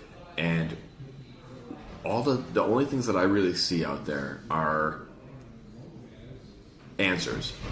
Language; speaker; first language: English; native; English